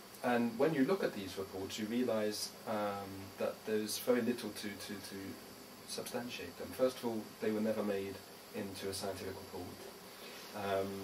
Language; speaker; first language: English; native; English